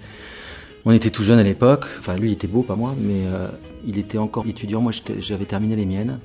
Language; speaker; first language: French; native; French